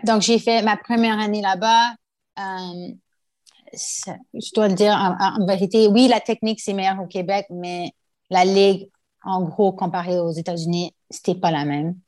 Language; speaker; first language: French; non-native, local second language; English